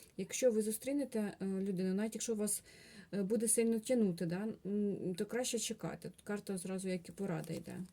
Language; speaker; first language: Ukrainian; non-native, local second language; Russian